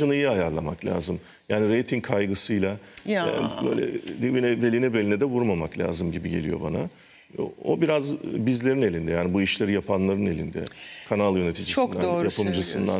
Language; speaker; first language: Turkish; native; Turkish